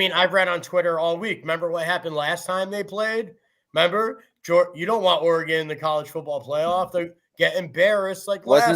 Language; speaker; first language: English; native; English